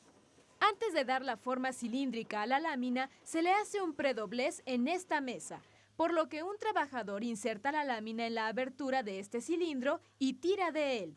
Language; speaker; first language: Spanish; native; Spanish